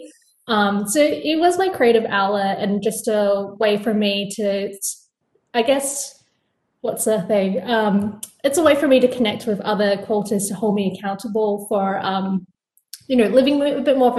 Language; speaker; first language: English; native; English